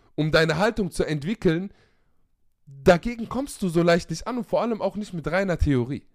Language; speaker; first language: German; native; German